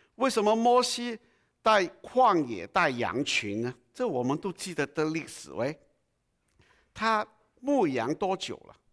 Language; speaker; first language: Chinese; non-native, local second language; Cantonese